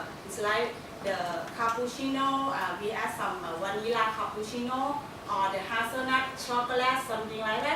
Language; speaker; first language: English; non-native, learner; Thai